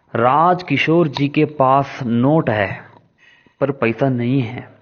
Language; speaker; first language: Hindi; non-native, local second language; Kannada